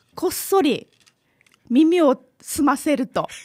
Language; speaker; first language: Japanese; native; Japanese